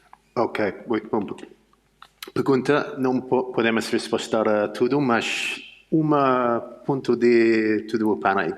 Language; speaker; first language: Portuguese; non-native, learner; English